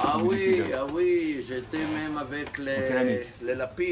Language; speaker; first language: French; non-native, fluent; Hebrew